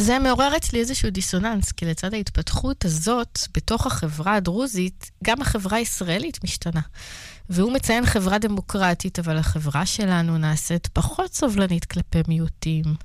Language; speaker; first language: Hebrew; native; Hebrew